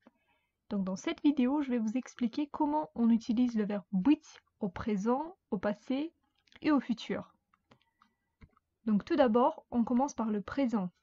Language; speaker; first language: French; non-native, fluent; Russian